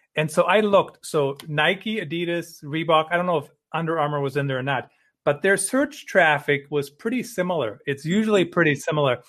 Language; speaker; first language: English; early bilingual, other home language; German